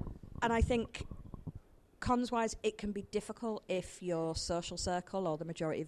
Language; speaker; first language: English; native; English